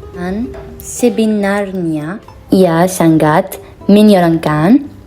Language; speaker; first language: Malay; non-native, learner; Arabic